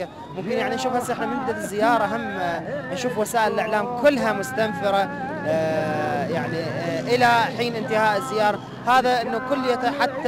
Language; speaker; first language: Arabic; native; Arabic